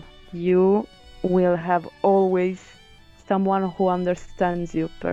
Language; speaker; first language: English; non-native, fluent; Italian